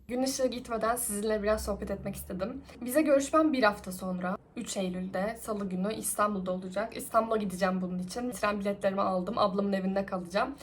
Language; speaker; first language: Turkish; native; Turkish